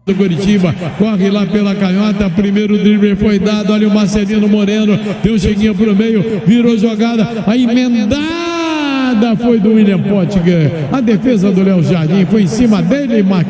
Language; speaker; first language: Portuguese; native; Portuguese